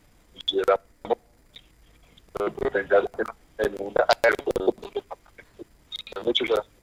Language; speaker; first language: Spanish; native; Spanish